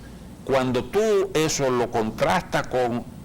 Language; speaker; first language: Spanish; native; Spanish